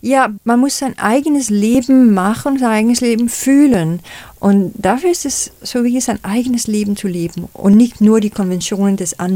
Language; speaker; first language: German; non-native, fluent; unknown